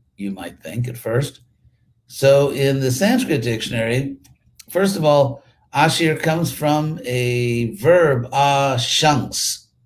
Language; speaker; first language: English; native; English